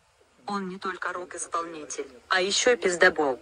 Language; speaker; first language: Russian; native; Russian